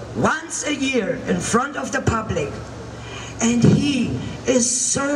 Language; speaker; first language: English; non-native, fluent; German